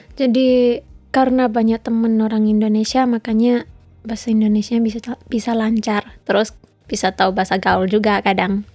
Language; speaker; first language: Indonesian; early bilingual, heritage; English